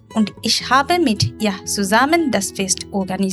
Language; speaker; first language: German; non-native, learner; Bangla